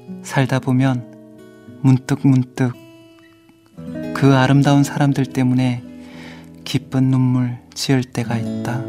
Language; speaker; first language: Korean; native; Korean